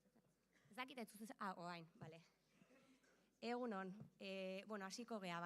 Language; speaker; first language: Basque; native; Basque